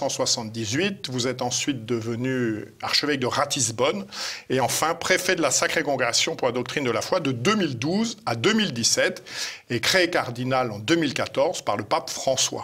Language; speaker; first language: French; native; French